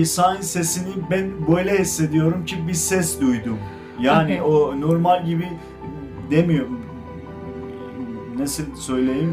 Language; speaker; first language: Turkish; non-native, learner; Azerbaijani